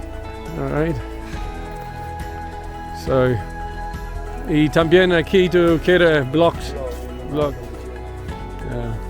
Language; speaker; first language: Spanish; non-native, learner; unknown